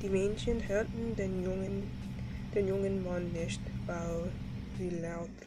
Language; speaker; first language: German; non-native, learner; English